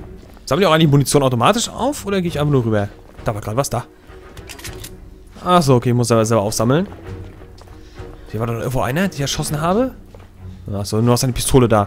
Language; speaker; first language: German; native; German